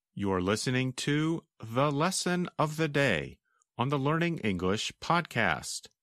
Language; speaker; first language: English; native; English